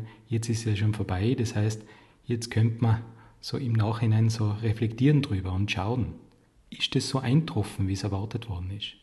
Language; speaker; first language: German; native; German